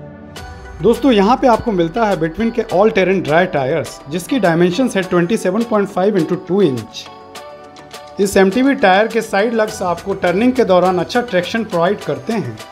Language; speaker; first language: Hindi; native; Hindi